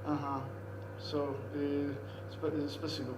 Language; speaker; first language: Russian; non-native, learner; English